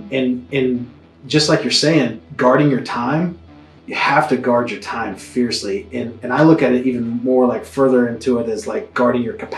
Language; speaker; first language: English; native; English